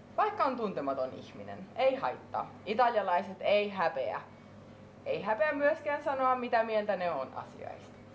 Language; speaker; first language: Finnish; non-native, fluent; Italian